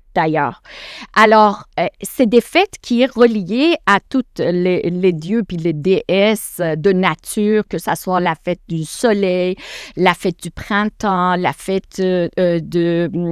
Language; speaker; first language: French; non-native, fluent; Persian